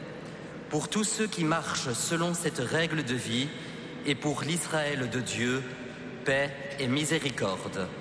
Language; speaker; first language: French; native; French